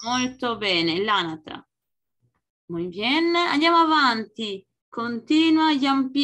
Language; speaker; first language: Italian; non-native, fluent; Spanish